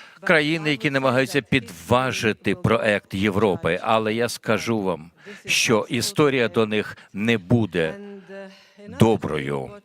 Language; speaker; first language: Ukrainian; non-native, fluent; Latvian